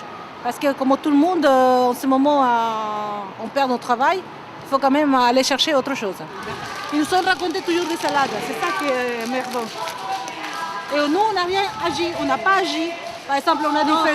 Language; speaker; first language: French; non-native, fluent; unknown